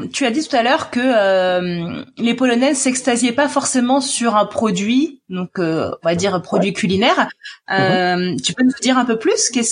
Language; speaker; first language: French; native; French